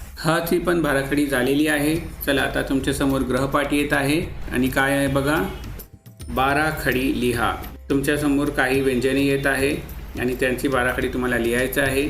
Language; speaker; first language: Marathi; non-native, local second language; Urdu